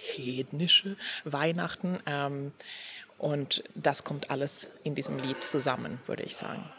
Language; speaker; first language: German; non-native, fluent; Swedish